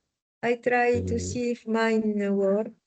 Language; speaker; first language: English; non-native, fluent; Italian